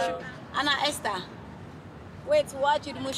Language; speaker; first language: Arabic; non-native, learner; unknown